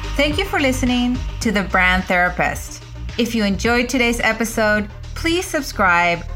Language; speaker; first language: English; non-native, fluent; Spanish